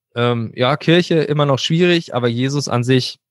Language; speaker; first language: German; native; German